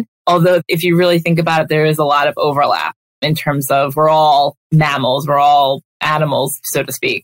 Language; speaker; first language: English; native; English